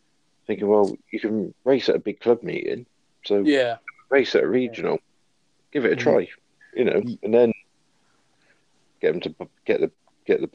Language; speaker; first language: English; native; English